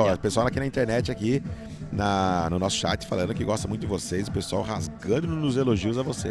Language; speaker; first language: Portuguese; native; Portuguese